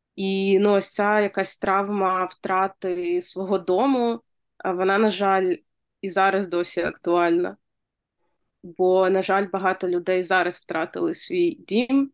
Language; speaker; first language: Ukrainian; native; Ukrainian